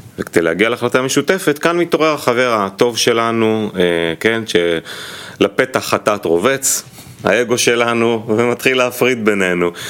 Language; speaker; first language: Hebrew; native; Hebrew